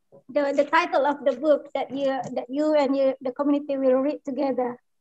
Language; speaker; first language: English; non-native, fluent; Indonesian